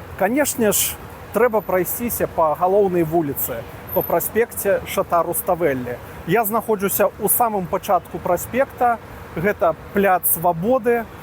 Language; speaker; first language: Belarusian; native; Belarusian